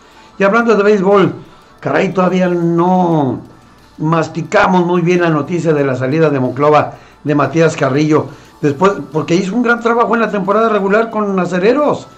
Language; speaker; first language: Spanish; native; Spanish